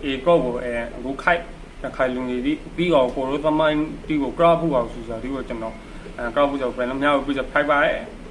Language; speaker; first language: Burmese; native; Burmese